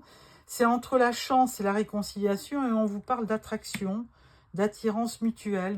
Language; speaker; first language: French; native; French